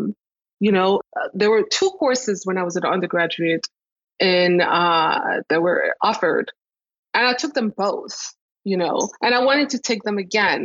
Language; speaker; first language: English; non-native, local second language; Kinyarwanda